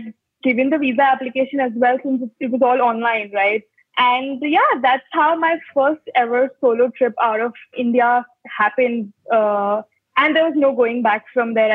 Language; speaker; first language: English; non-native, local second language; Hindi